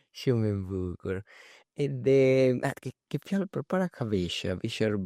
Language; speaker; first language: Albanian; early bilingual, heritage; Albanian